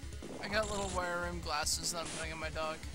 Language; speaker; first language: English; native; English